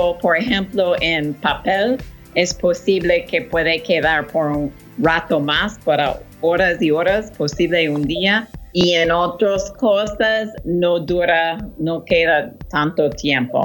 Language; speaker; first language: Spanish; non-native, fluent; English